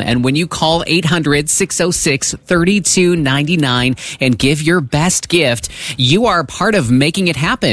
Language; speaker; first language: English; native; English